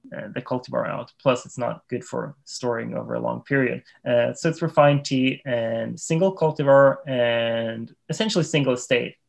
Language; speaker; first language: English; non-native, fluent; Swedish